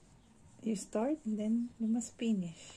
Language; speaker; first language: English; non-native, fluent; Filipino